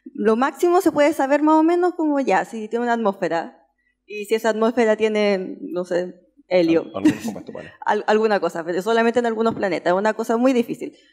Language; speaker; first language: Spanish; native; Spanish